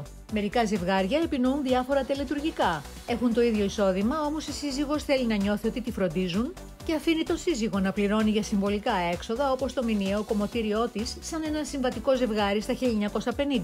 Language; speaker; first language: Greek; native; Greek